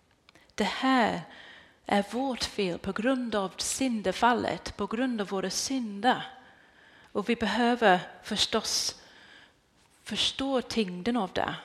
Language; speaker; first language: Swedish; non-native, fluent; English